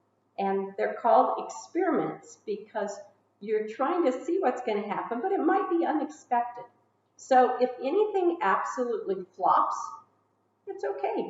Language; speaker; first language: English; native; English